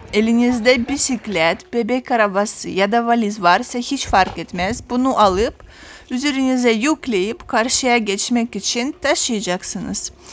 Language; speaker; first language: Turkish; non-native, fluent; Russian